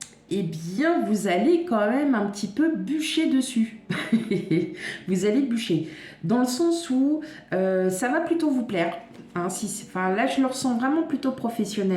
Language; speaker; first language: French; native; French